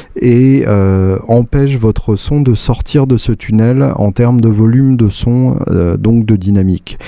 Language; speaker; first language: French; native; French